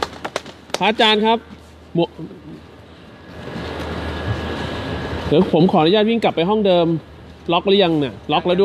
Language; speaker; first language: Thai; native; Thai